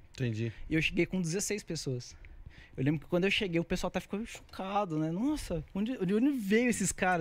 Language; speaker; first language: Portuguese; native; Portuguese